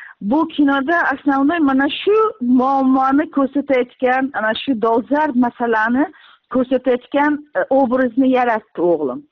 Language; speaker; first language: Uzbek; native; Uzbek